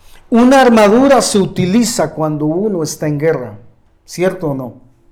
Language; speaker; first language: Spanish; native; Spanish